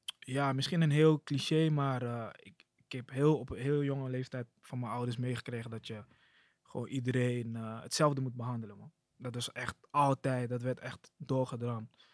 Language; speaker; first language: Dutch; early bilingual, other home language; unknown